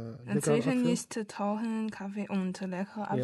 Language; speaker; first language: German; non-native, learner; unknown